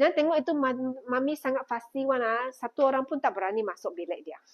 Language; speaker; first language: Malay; non-native, local second language; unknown